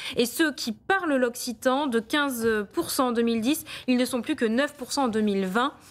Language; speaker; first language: French; native; French